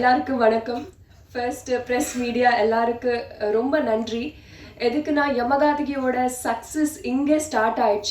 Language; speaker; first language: Tamil; non-native, learner; Telugu